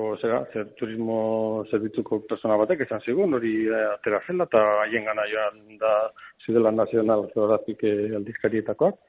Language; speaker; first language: Basque; non-native, local second language; Spanish